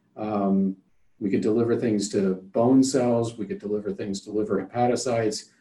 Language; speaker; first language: English; native; English